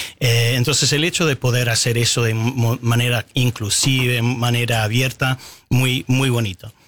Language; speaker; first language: Spanish; non-native, fluent; English